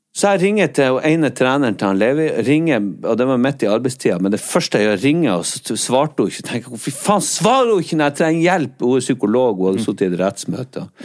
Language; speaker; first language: Norwegian; native; Norwegian